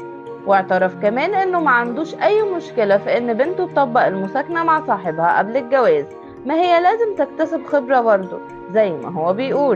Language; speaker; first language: Arabic; native; Arabic